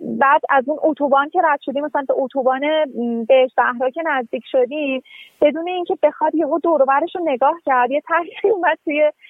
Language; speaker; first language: Persian; native; Persian